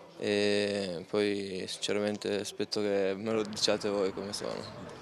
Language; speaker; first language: Italian; early bilingual, other home language; Romanian